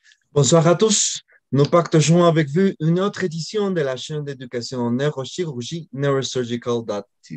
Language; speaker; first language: French; non-native, learner; Spanish